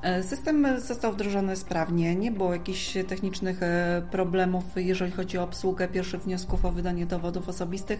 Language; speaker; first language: Polish; native; Polish